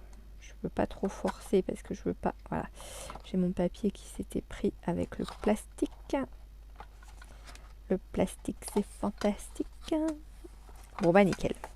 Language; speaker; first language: French; native; French